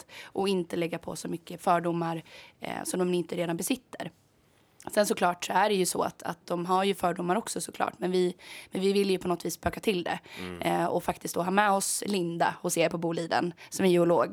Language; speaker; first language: Swedish; native; Swedish